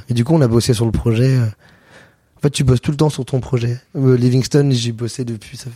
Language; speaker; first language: French; native; French